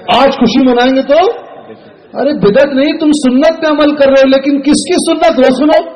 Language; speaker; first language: Urdu; native; Urdu